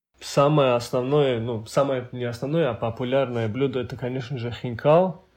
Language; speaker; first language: Russian; non-native, local second language; Avaric